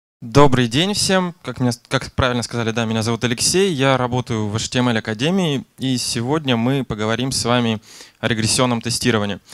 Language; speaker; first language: Russian; native; Russian